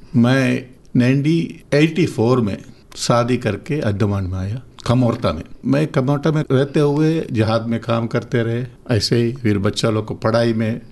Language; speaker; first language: Hindi; non-native, local second language; Divehi